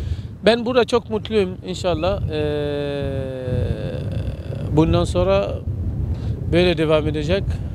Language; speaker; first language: Turkish; non-native, learner; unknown